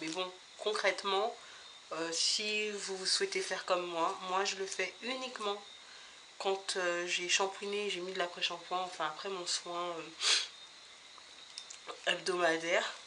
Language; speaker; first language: French; native; French